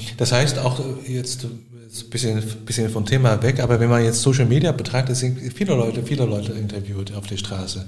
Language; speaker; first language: German; non-native, fluent; Chinese